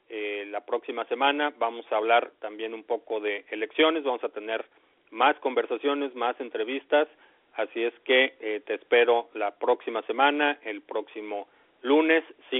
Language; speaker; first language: Spanish; native; Spanish